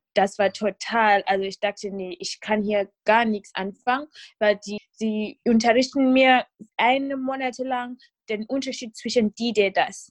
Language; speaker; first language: German; non-native, fluent; North Ndebele